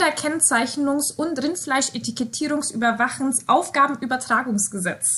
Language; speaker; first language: German; native; German